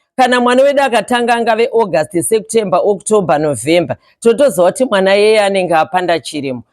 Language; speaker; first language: Shona; native; Shona